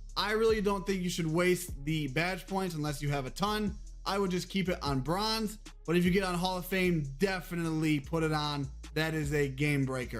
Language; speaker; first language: English; native; English